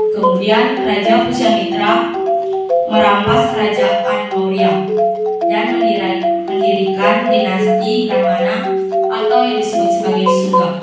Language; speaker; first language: Indonesian; native; Indonesian